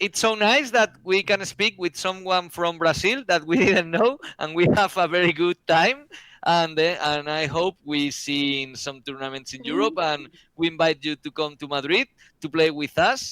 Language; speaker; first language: English; non-native, learner; Spanish